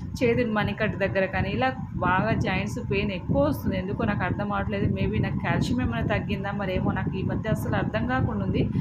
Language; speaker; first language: Telugu; native; Telugu